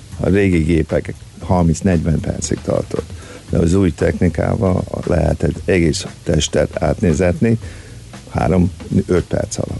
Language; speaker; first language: Hungarian; early bilingual, heritage; Hungarian